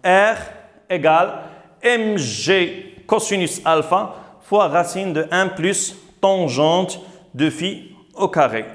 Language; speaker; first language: French; non-native, local second language; Arabic